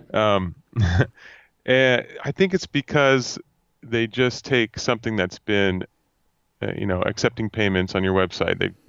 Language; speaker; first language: English; native; English